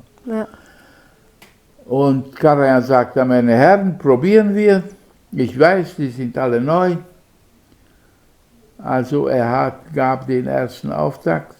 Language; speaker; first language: German; non-native, fluent; Hungarian